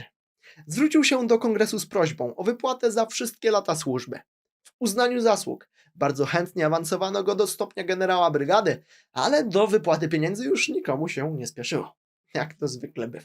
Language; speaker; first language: Polish; native; Polish